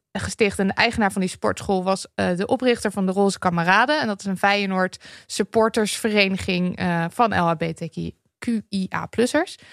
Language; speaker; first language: Dutch; native; Dutch